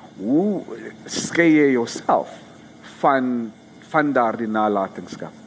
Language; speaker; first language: Afrikaans; non-native, local second language; Xhosa